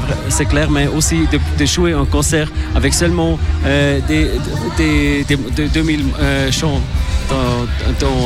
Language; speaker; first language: French; non-native, local second language; German